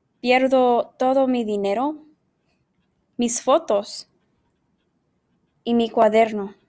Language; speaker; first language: Spanish; non-native, learner; English